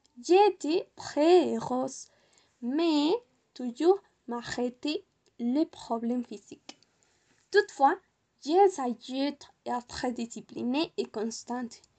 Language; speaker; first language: French; non-native, learner; Spanish